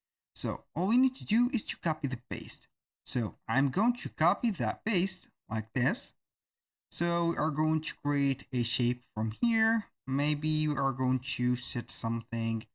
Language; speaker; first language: English; non-native, fluent; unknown